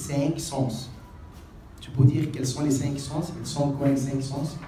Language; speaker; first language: French; non-native, fluent; Arabic